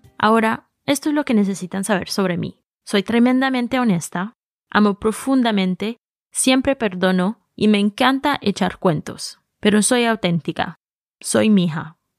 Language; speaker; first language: Spanish; early bilingual, heritage; Spanish